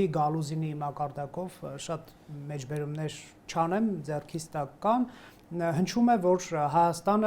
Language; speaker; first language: Armenian; native; Armenian